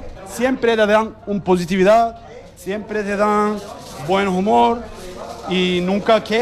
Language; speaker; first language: Spanish; non-native, learner; Turkish